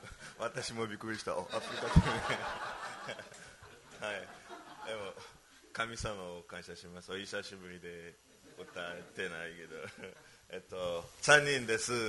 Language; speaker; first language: Japanese; non-native, learner; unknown